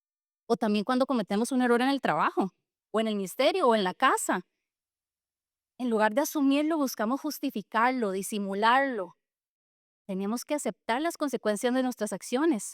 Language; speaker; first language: Spanish; native; Spanish